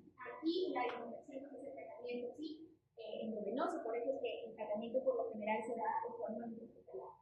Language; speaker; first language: Spanish; native; Spanish